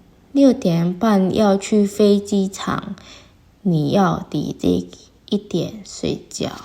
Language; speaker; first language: Chinese; non-native, fluent; Indonesian